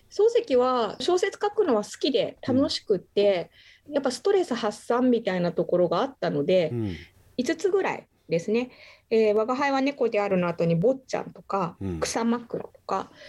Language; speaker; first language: Japanese; native; Japanese